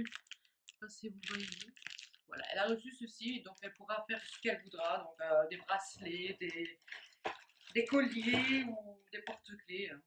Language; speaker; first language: French; native; French